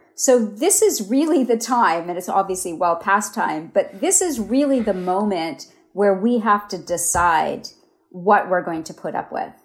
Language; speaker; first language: English; native; English